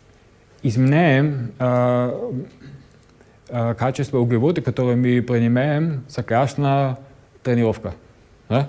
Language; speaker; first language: Russian; non-native, learner; German